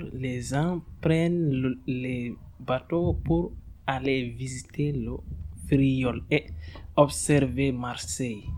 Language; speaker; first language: French; non-native, learner; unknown